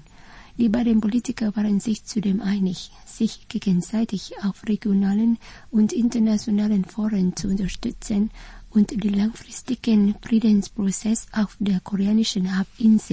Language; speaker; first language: German; non-native, fluent; Vietnamese